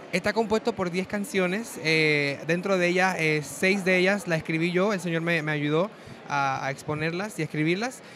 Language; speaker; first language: Spanish; native; Spanish